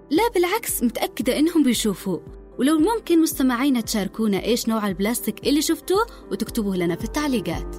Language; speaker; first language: Arabic; native; Arabic